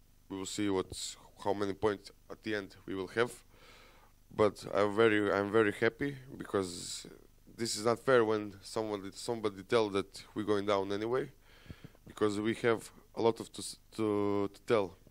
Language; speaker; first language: English; non-native, fluent; Croatian